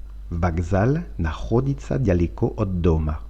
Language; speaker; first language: Russian; non-native, fluent; French